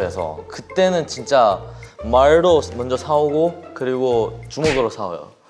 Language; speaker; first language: Korean; non-native, fluent; Chinese